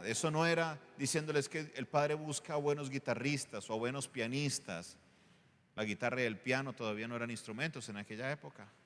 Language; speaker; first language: Spanish; native; Spanish